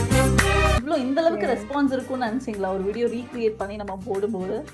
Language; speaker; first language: Tamil; native; Tamil